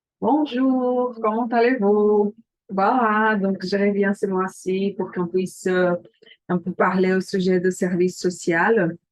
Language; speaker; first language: French; non-native, fluent; Portuguese